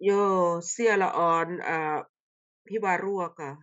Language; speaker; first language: Finnish; non-native, learner; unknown